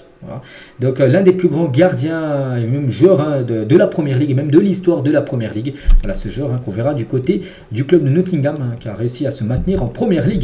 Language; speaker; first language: French; native; French